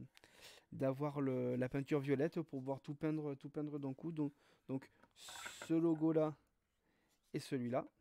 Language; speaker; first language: French; native; French